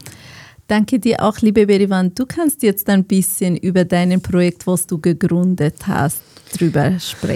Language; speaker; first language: German; non-native, fluent; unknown